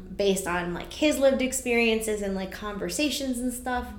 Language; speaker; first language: English; early bilingual, other home language; Spanish